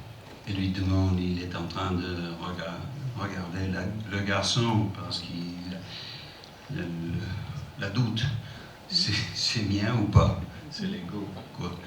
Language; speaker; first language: French; non-native, fluent; English